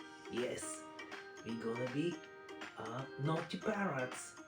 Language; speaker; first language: English; non-native, learner; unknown